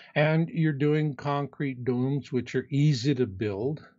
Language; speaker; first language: English; native; English